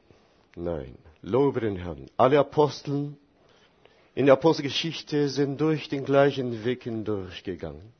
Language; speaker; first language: German; non-native, fluent; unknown